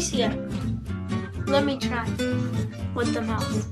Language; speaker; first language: English; native; English